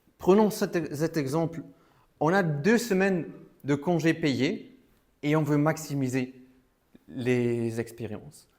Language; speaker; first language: French; non-native, fluent; German